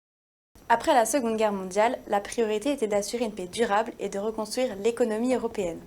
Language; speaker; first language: French; native; French